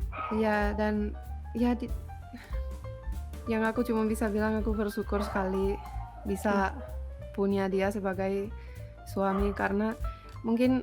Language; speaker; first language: Indonesian; non-native, fluent; Finnish